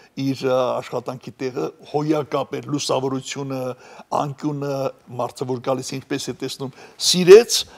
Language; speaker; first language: Armenian; native; Armenian